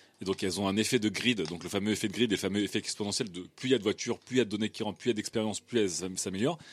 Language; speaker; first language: French; native; French